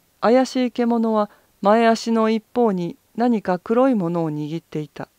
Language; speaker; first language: Japanese; native; Japanese